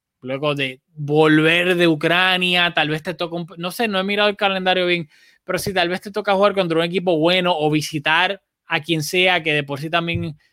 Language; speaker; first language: Spanish; native; Spanish